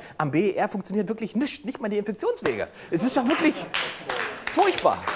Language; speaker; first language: German; native; German